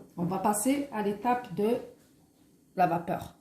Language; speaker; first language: French; non-native, local second language; Arabic